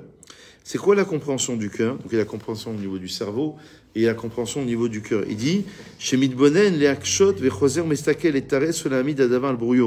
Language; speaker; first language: French; native; French